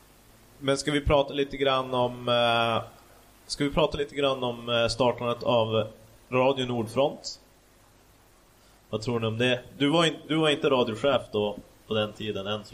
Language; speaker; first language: Swedish; native; Swedish